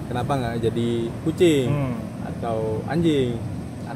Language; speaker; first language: Indonesian; non-native, fluent; German